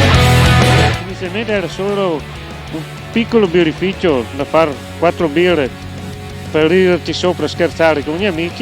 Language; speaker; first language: Italian; native; Italian